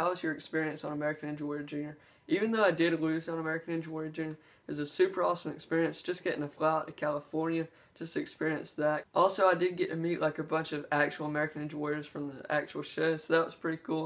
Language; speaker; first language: English; native; English